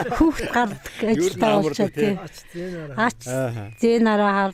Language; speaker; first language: Mongolian; non-native, local second language; Kazakh